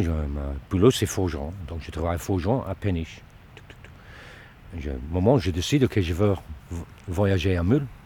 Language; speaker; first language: French; non-native, learner; Dutch